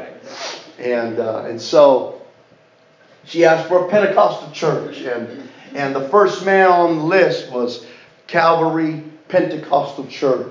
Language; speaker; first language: English; native; English